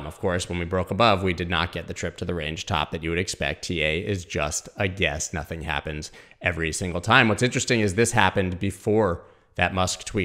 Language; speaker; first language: English; native; English